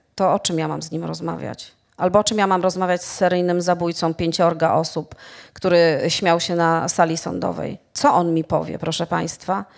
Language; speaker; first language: Polish; native; Polish